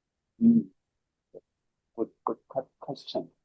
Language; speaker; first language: English; non-native, learner; Chinese